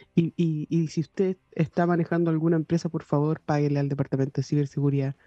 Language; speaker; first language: Spanish; native; Spanish